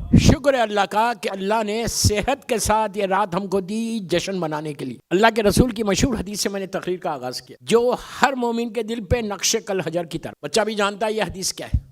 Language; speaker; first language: Urdu; native; Urdu